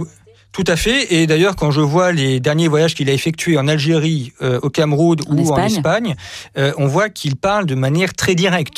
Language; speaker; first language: French; native; French